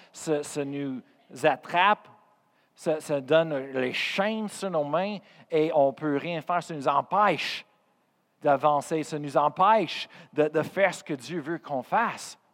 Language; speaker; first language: French; non-native, fluent; English